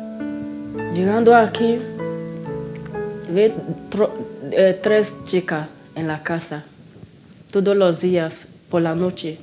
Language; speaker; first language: Spanish; non-native, learner; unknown